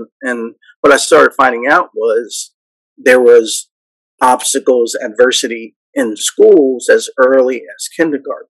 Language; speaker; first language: English; native; English